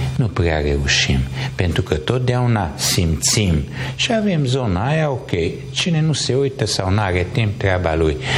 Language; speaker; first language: Romanian; non-native, local second language; Hungarian